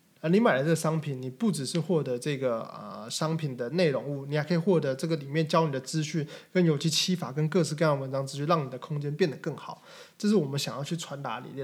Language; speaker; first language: Chinese; native; Chinese